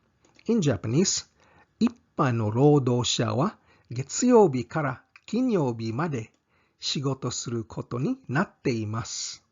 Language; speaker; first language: Japanese; non-native, fluent; English